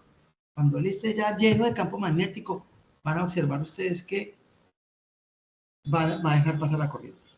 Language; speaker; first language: Spanish; native; Spanish